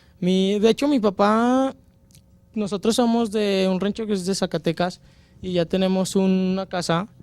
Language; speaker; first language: Spanish; native; Spanish